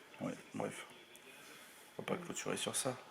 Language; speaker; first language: French; native; French